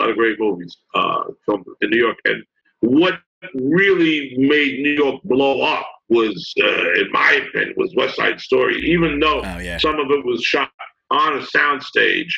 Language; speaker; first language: English; native; English